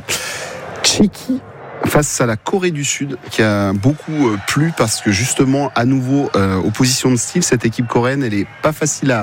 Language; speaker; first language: French; native; French